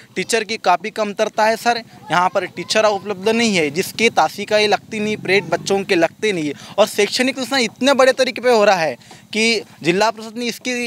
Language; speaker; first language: Hindi; non-native, local second language; Marathi